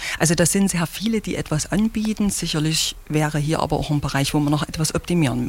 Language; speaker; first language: German; native; German